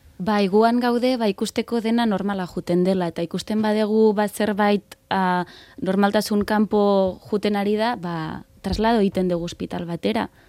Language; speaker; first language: Basque; non-native, fluent; Catalan